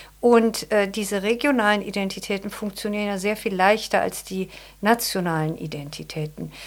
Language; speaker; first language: German; native; German